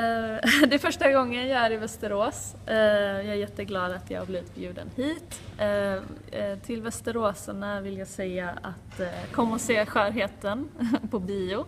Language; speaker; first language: Swedish; native; Swedish